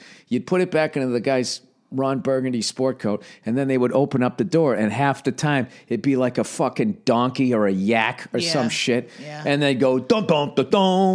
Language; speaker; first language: English; native; English